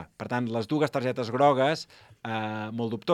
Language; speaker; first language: Catalan; native; Catalan